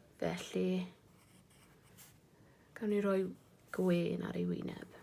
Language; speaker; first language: Welsh; non-native, local second language; English